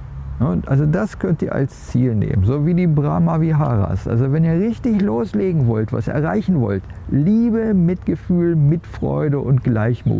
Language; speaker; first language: German; native; German